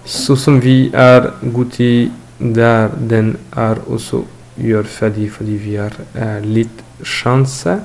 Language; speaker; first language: Norwegian; non-native, learner; French